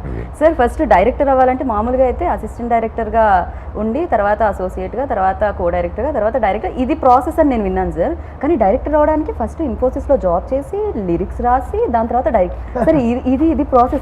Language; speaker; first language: Telugu; native; Telugu